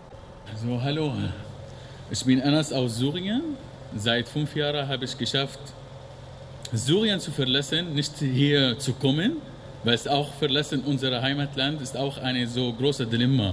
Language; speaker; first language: German; non-native, learner; Arabic